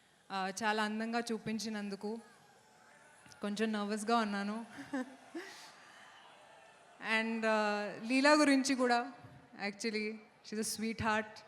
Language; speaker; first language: Telugu; non-native, local second language; Hindi